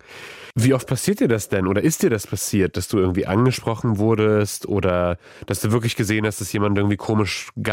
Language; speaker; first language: German; native; German